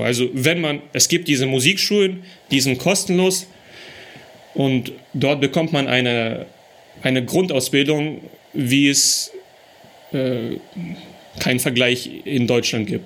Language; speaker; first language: German; early bilingual, other home language; Russian